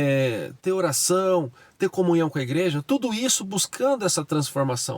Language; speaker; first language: Portuguese; native; Portuguese